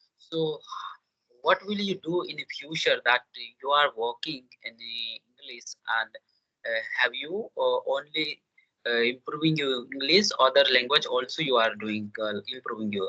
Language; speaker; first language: English; non-native, learner; Hindi